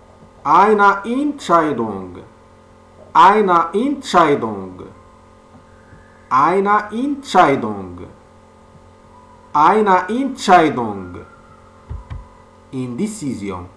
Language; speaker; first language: German; non-native, fluent; French